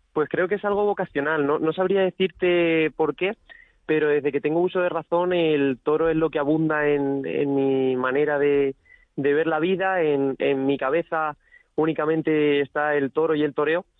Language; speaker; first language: Spanish; native; Spanish